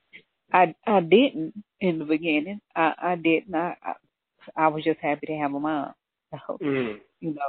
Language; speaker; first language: English; native; English